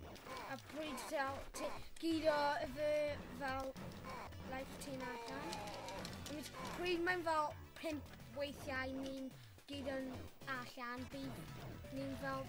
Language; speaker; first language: Welsh; non-native, local second language; English